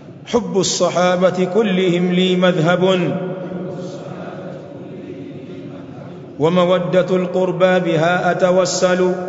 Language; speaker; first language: Arabic; non-native, fluent; Swahili